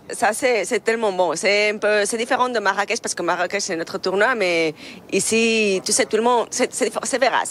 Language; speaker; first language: French; non-native, fluent; Spanish